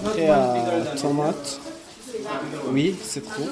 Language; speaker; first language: French; non-native, learner; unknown